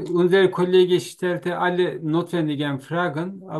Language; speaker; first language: German; non-native, learner; Turkish